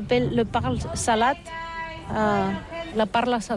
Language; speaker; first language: French; non-native, learner; Catalan